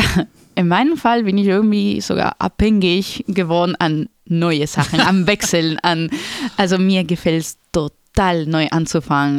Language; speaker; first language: German; non-native, fluent; Spanish